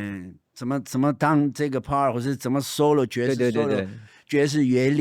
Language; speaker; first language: Chinese; non-native, fluent; Spanish